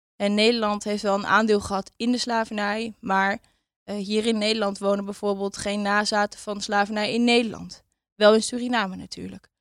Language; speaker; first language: Dutch; native; Dutch